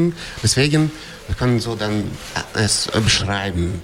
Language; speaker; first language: German; non-native, fluent; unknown